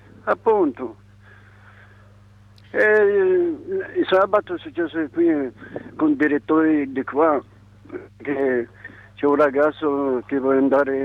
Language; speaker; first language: Italian; non-native, learner; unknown